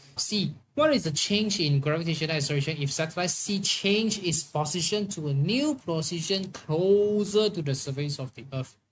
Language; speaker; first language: English; non-native, local second language; Chinese